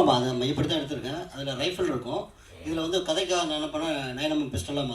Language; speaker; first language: Tamil; native; Tamil